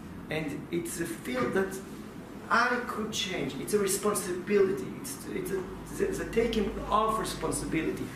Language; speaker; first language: English; non-native, fluent; Hebrew